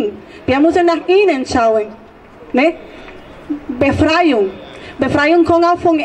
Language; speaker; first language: German; non-native, fluent; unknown